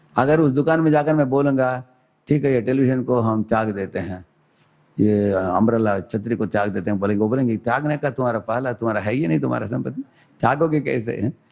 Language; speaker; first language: Hindi; non-native, local second language; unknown